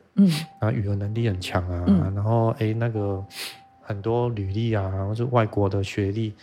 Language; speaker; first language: Chinese; native; Chinese